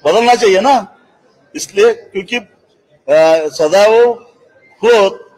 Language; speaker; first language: Hindi; non-native, local second language; Marathi